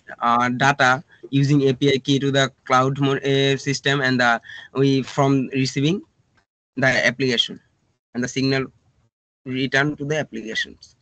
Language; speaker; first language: English; non-native, local second language; Bangla